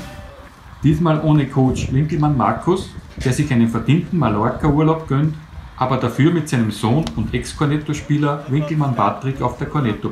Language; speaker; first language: German; native; German